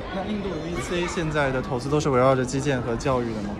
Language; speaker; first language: Chinese; native; Chinese